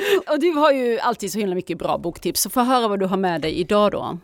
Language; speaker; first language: Swedish; native; Swedish